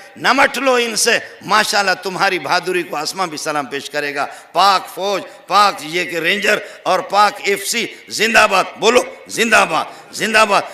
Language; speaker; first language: Urdu; non-native, local second language; Brahui